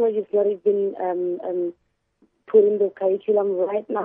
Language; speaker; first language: English; non-native, local second language; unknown